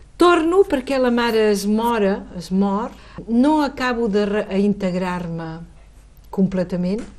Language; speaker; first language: Catalan; native; Catalan